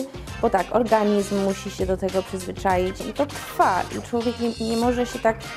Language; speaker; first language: Polish; early bilingual, heritage; Polish